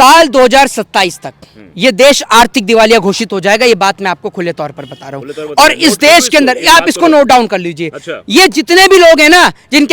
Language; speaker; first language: Hindi; native; Hindi